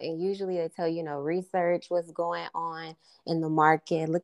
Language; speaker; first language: English; native; English